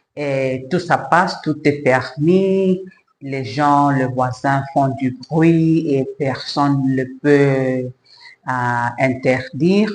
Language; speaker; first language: French; non-native, learner; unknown